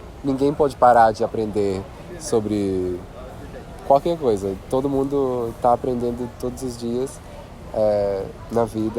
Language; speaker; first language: Portuguese; non-native, fluent; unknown